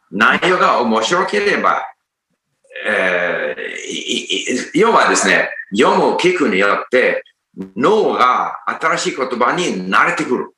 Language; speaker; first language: Japanese; non-native, fluent; English